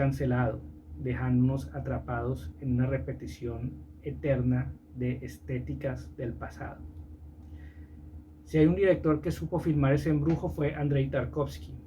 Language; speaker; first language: Spanish; native; Spanish